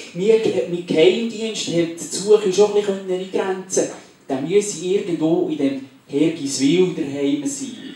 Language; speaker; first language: German; native; German